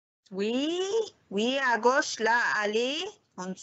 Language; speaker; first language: French; non-native, fluent; Arabic